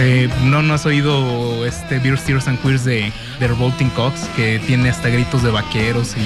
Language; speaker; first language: Spanish; native; Spanish